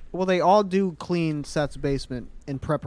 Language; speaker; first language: English; native; English